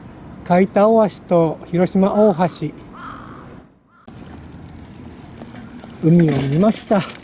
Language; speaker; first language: Japanese; native; Japanese